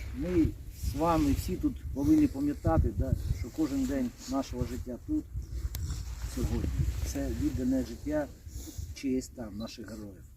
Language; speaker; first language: Ukrainian; native; Ukrainian